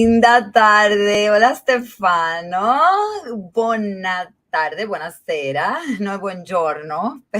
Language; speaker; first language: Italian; non-native, learner; Spanish